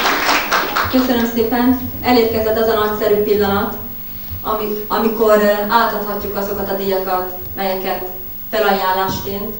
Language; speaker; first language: Hungarian; native; Hungarian